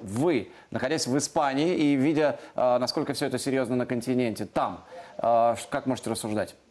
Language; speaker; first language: Russian; native; Russian